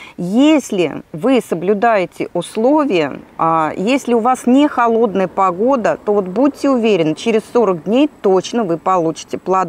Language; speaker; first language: Russian; native; Russian